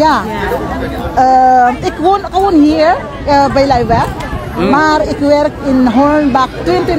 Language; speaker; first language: Dutch; non-native, learner; Filipino